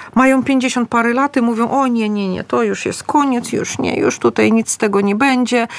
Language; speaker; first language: Polish; non-native, fluent; Russian